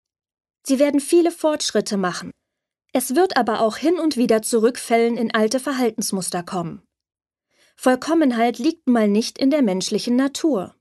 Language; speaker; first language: German; native; German